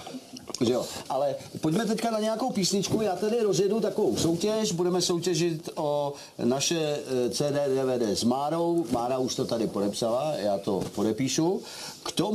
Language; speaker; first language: Czech; native; Czech